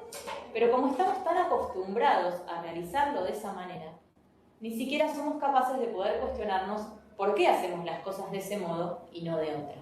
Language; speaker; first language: Spanish; native; Spanish